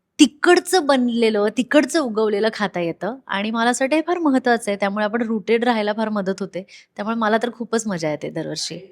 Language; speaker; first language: Marathi; native; Marathi